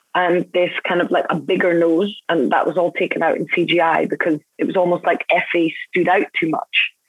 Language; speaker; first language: English; native; English